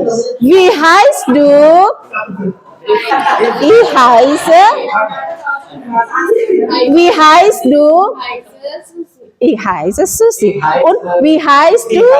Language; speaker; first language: German; non-native, learner; Indonesian